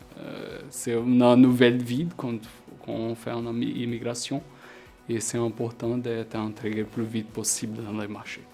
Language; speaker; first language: French; non-native, fluent; Portuguese